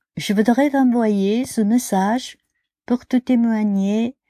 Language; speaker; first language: French; non-native, fluent; Japanese